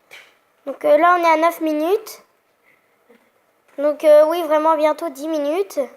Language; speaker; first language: French; native; French